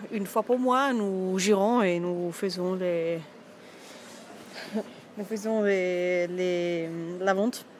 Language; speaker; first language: French; non-native, learner; German